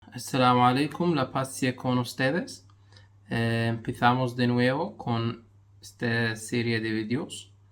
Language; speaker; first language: Spanish; non-native, fluent; Arabic